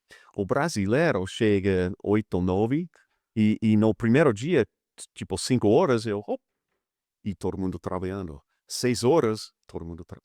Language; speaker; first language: Portuguese; non-native, fluent; English